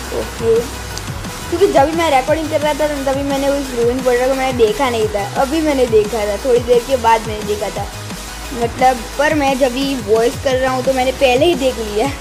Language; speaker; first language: Hindi; non-native, local second language; Gujarati